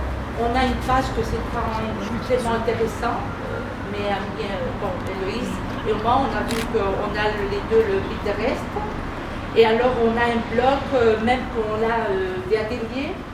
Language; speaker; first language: French; non-native, learner; Spanish